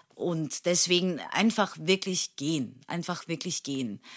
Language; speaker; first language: German; non-native, fluent; Turkish